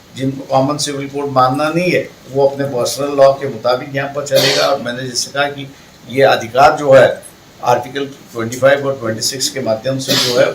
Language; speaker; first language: Hindi; non-native, local second language; Marathi